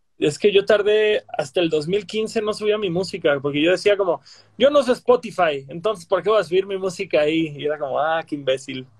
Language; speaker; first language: Spanish; native; Spanish